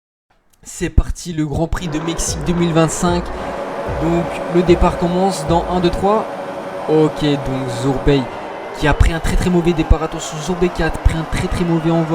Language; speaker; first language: French; native; French